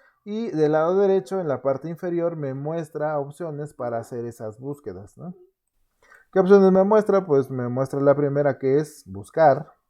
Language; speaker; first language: Spanish; native; Spanish